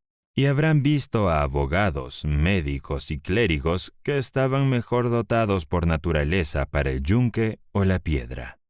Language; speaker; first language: Spanish; native; Spanish